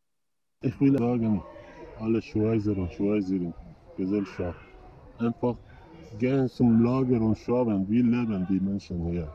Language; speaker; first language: German; non-native, learner; Persian